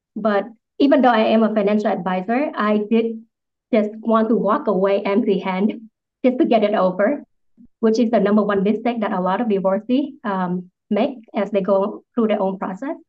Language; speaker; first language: English; non-native, fluent; Vietnamese